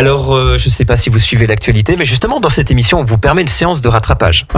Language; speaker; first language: French; native; French